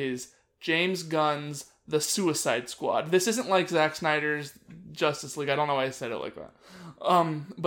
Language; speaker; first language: English; native; English